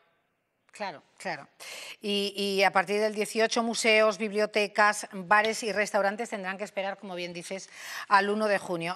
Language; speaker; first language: Spanish; native; Spanish